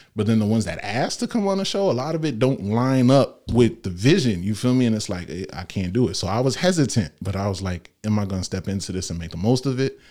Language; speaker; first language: English; native; English